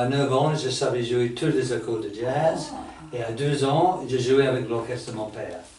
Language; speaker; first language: French; non-native, fluent; English